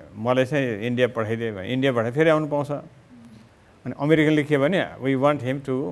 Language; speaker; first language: Nepali; native; Nepali